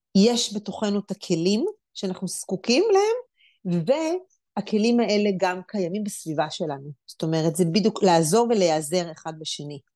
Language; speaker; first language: Hebrew; native; Hebrew